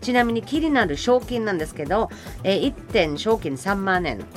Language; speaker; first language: Japanese; non-native, fluent; German